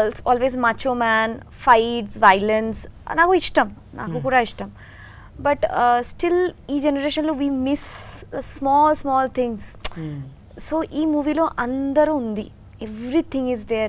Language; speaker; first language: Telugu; non-native, learner; Bangla